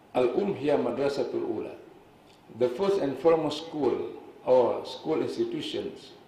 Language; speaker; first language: English; non-native, fluent; Indonesian